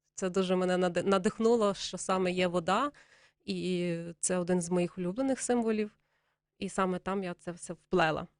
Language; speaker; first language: Ukrainian; native; Ukrainian